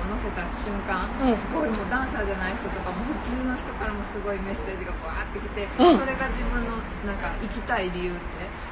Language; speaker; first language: Japanese; native; Japanese